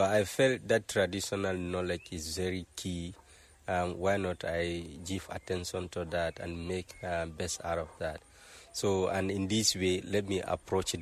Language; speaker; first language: English; non-native, local second language; Mandingo